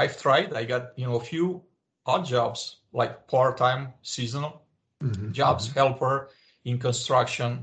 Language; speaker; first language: English; non-native, fluent; Romanian